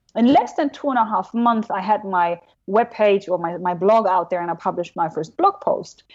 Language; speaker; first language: English; non-native, fluent; German